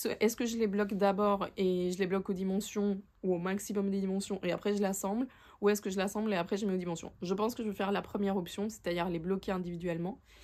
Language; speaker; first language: French; native; French